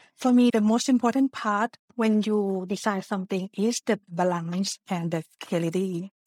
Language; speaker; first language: English; non-native, learner; Thai